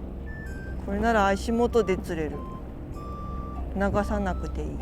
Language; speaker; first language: Japanese; native; Japanese